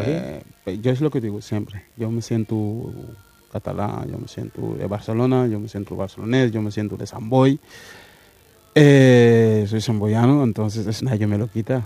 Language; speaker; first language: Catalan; early bilingual, other home language; Wolof